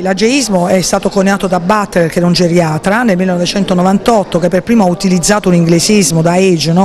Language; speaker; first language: Italian; native; Italian